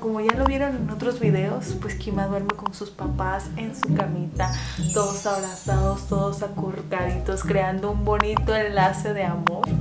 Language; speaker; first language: Spanish; native; Spanish